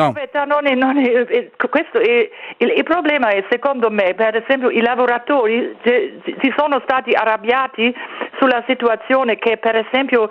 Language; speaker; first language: Italian; non-native, fluent; German